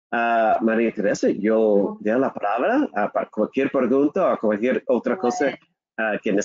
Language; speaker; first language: Spanish; non-native, learner; English